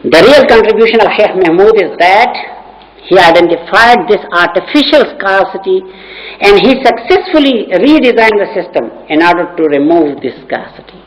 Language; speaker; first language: English; non-native, local second language; Urdu